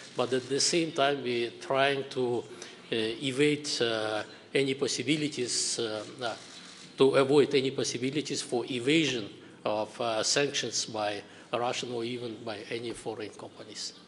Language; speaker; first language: English; non-native, fluent; Kazakh